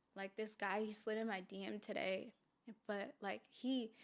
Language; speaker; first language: English; native; English